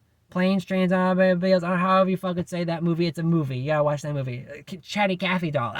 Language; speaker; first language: English; native; English